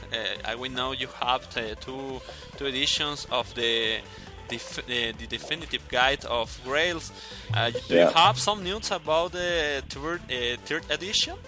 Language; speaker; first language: English; non-native, learner; Spanish